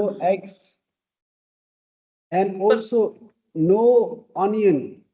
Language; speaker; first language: English; non-native, fluent; Tibetan